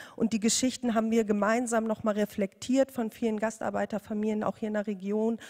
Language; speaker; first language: German; native; German